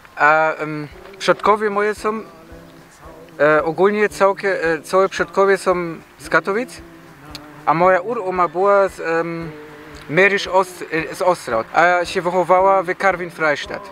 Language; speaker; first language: Polish; early bilingual, heritage; German